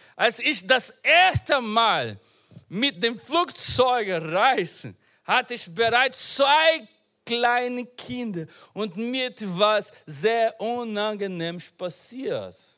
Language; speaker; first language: German; non-native, learner; Portuguese